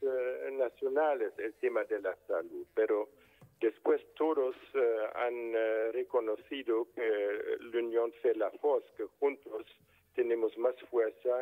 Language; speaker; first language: Spanish; non-native, fluent; German